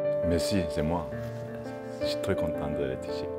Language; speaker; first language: French; non-native, fluent; Japanese